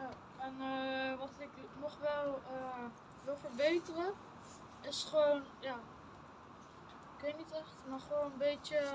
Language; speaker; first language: Dutch; early bilingual, other home language; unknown